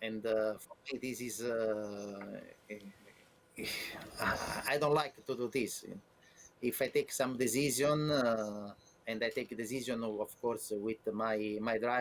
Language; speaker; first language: English; non-native, learner; Italian